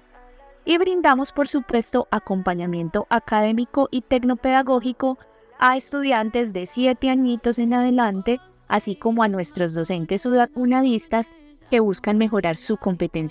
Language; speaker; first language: Spanish; native; Spanish